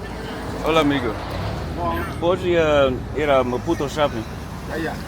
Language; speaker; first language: Portuguese; non-native, learner; English